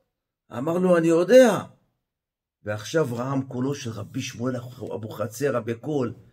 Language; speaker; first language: Hebrew; native; Hebrew